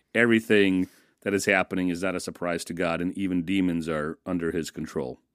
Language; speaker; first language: English; early bilingual, other home language; Russian